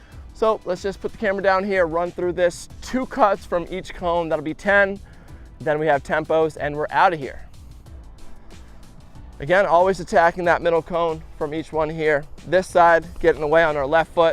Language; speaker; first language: English; native; English